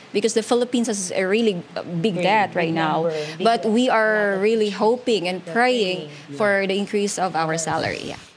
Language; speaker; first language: English; non-native, local second language; Hiligaynon